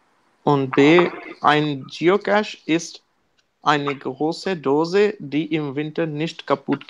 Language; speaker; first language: German; non-native, learner; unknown